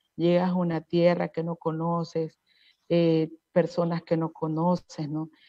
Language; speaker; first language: Spanish; native; Spanish